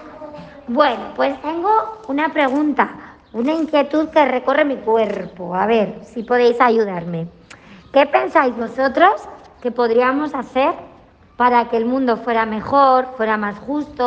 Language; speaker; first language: Spanish; native; Spanish